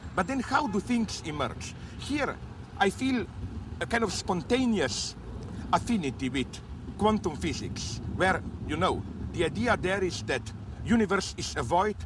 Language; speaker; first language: English; non-native, fluent; Slovenian